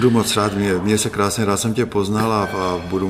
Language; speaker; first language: Czech; non-native, fluent; Hungarian